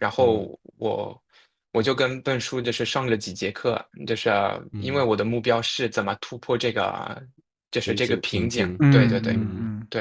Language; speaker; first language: Chinese; non-native, fluent; French